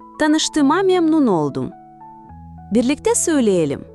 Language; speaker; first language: Turkish; non-native, fluent; Russian